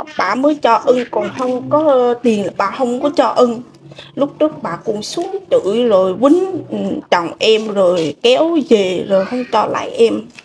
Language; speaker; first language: Vietnamese; non-native, local second language; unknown